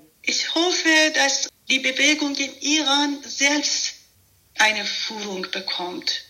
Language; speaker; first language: German; non-native, fluent; Persian